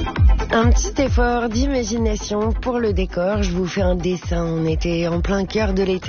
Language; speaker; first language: French; native; French